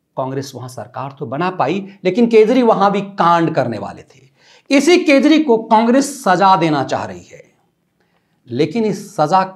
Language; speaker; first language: Hindi; native; Hindi